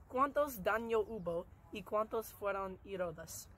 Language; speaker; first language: Spanish; non-native, learner; English